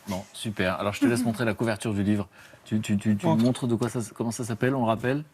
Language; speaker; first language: French; native; French